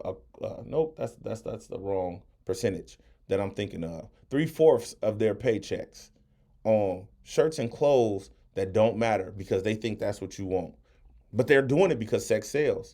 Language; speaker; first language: English; native; English